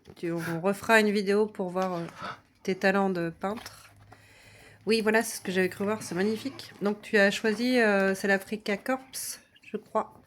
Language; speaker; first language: French; native; French